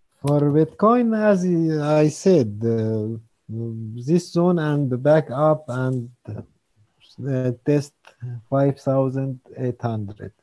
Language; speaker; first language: English; non-native, learner; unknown